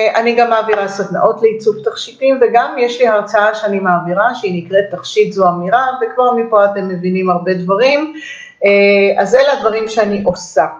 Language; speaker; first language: Hebrew; early bilingual, other home language; Romanian